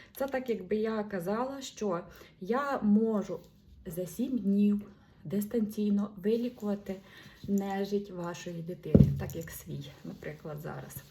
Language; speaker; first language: Ukrainian; non-native, local second language; Russian